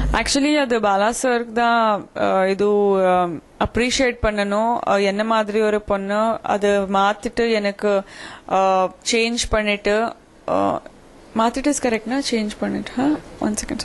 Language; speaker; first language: Tamil; non-native, fluent; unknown